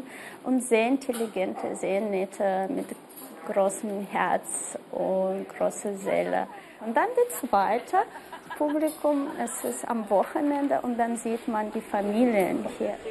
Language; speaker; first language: German; non-native, fluent; Russian